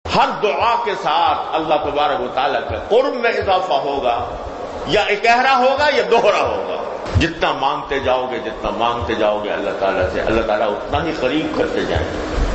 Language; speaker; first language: Urdu; native; Urdu